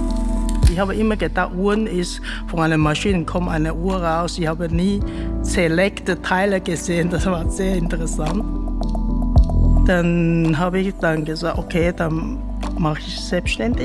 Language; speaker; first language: German; non-native, fluent; Chinese